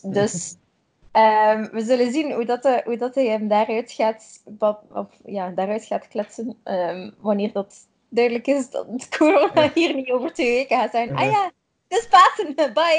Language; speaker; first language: Dutch; native; Dutch